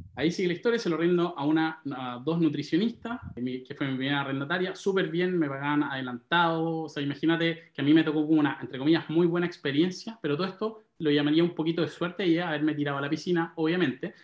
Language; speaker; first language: Spanish; native; Spanish